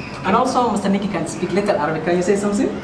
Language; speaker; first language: English; non-native, fluent; Somali